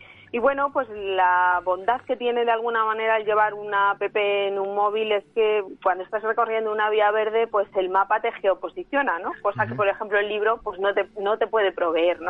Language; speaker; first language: Spanish; native; Spanish